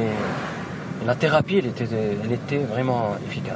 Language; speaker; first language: French; non-native, local second language; Kabyle